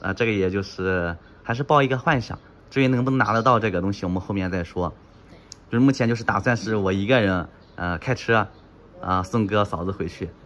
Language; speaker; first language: Chinese; native; Chinese